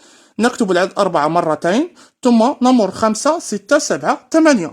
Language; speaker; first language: Arabic; native; Arabic